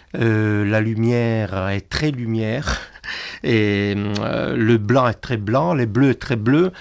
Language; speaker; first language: French; non-native, fluent; Italian